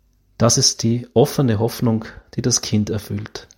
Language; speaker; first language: German; native; German